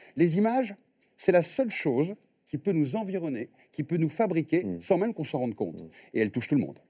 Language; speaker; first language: French; native; French